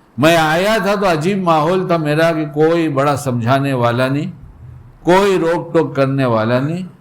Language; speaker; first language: Urdu; native; Urdu